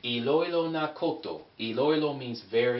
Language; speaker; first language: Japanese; non-native, fluent; English